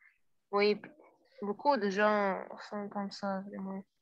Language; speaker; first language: French; non-native, learner; Arabic